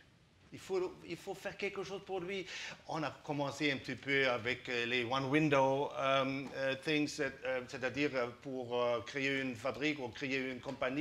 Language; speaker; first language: French; non-native, fluent; German